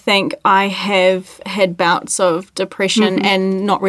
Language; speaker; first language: English; native; English